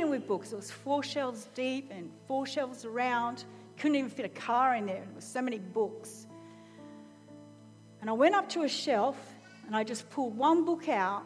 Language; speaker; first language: English; native; English